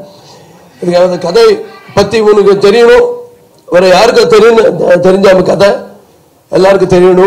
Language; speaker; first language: Tamil; non-native, local second language; Telugu